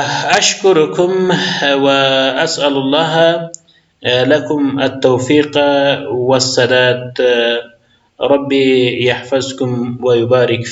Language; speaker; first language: Arabic; non-native, fluent; Persian